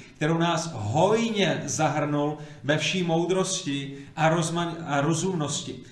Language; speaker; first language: Czech; native; Czech